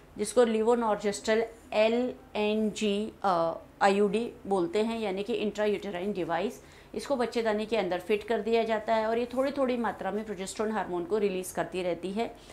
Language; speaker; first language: Hindi; native; Hindi